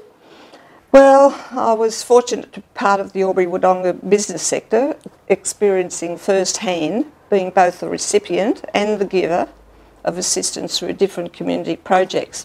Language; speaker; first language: English; native; English